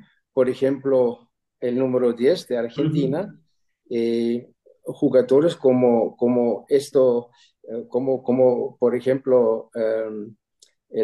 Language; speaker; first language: Spanish; non-native, fluent; German